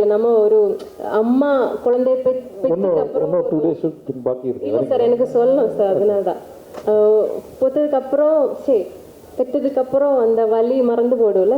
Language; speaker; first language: Tamil; non-native, learner; Malayalam